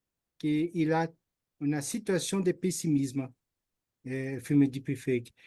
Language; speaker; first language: French; non-native, learner; Portuguese